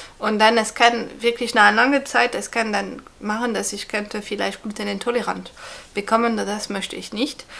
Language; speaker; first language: German; non-native, fluent; French